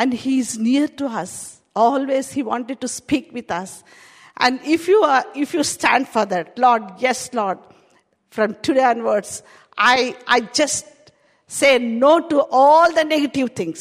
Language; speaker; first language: English; non-native, local second language; Telugu